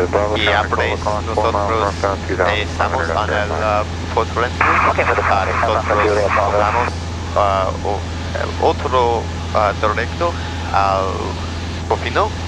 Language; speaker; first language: Spanish; non-native, learner; English